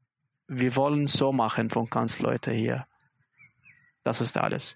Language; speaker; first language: German; non-native, learner; Arabic